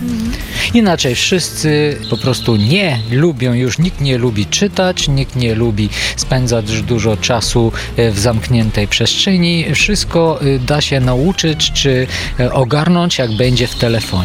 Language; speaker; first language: Polish; non-native, fluent; Bulgarian